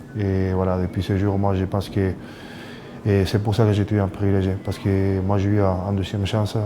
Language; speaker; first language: French; non-native, fluent; Spanish